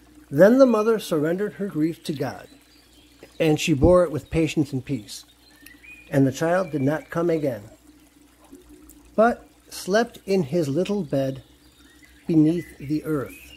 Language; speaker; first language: English; native; English